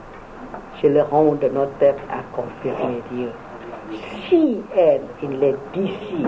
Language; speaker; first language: French; non-native, fluent; Vietnamese